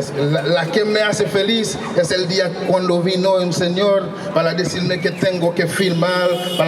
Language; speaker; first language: Spanish; non-native, local second language; Haitian Creole